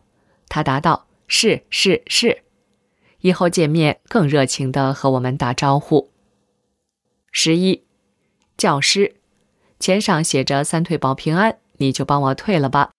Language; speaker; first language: Chinese; native; Chinese